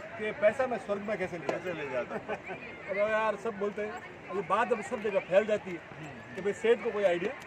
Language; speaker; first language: Hindi; non-native, local second language; Marathi